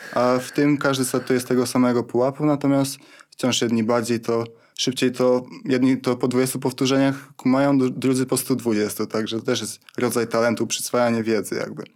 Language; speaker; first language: Polish; native; Polish